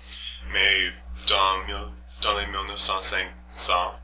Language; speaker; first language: French; non-native, learner; English